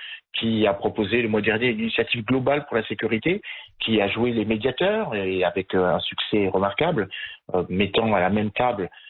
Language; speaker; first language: French; native; French